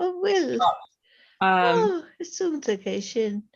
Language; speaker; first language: Irish; non-native, local second language; English